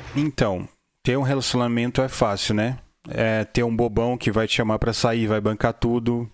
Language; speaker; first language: Portuguese; native; Portuguese